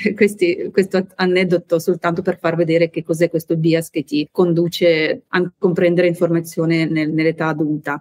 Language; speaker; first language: Italian; non-native, fluent; Ukrainian